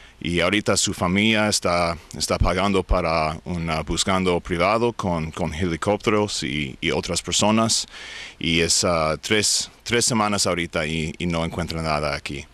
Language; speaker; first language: Spanish; non-native, learner; English